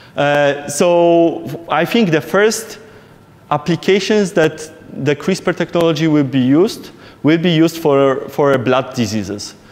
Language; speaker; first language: English; non-native, fluent; Polish